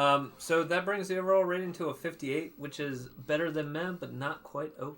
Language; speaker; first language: English; native; English